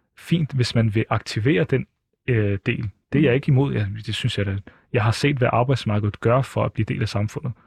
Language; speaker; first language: Danish; early bilingual, other home language; Arabic